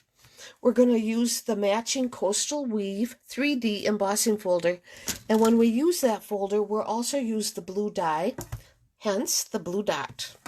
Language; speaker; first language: English; native; English